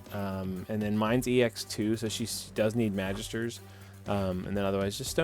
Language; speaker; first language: English; native; English